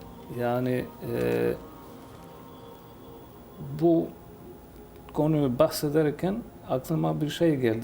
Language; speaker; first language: Turkish; non-native, fluent; Albanian